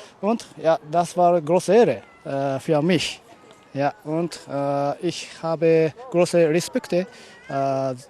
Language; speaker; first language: German; non-native, learner; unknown